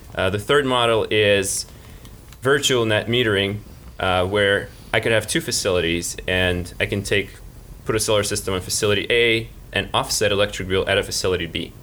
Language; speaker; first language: English; early bilingual, other home language; Russian